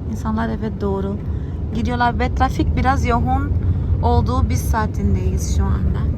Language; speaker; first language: Turkish; native; Turkish